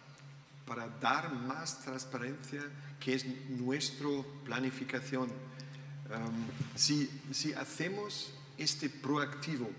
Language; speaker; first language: Spanish; non-native, learner; German